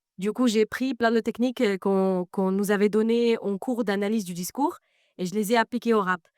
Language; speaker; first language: French; non-native, fluent; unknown